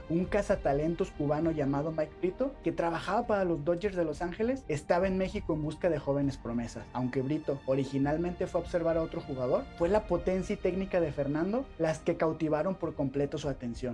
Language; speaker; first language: Spanish; native; Spanish